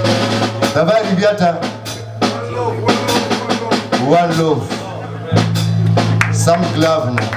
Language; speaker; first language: Russian; non-native, learner; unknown